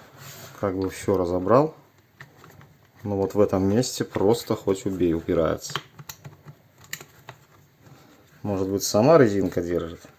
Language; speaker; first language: Russian; native; Russian